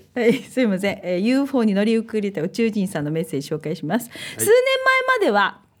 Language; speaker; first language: Japanese; native; Japanese